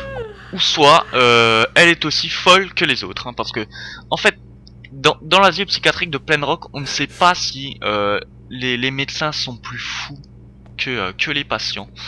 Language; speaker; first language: French; native; French